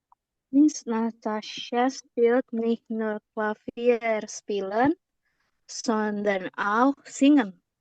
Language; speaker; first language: German; non-native, learner; Indonesian